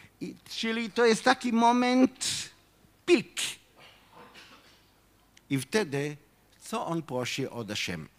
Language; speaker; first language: Polish; non-native, fluent; Hebrew